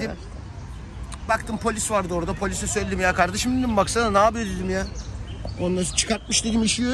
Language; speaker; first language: Turkish; native; Turkish